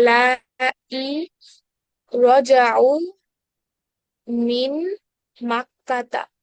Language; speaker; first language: Arabic; non-native, learner; Bangla